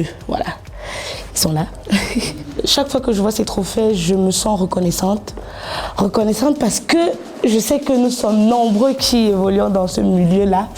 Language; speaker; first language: French; native; French